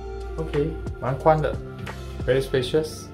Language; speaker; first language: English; non-native, local second language; Chinese